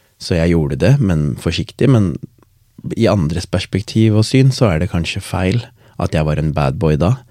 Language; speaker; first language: Norwegian; non-native, local second language; Tamil